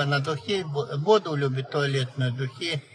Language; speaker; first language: Russian; native; Russian